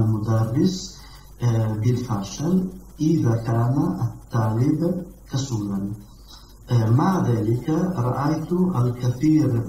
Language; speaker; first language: Arabic; non-native, learner; Italian